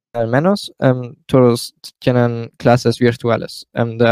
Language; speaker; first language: Spanish; non-native, learner; German